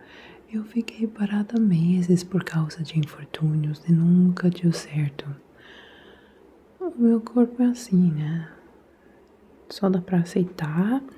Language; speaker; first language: Portuguese; non-native, fluent; Italian